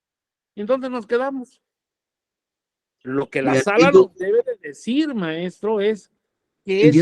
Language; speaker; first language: Spanish; native; Spanish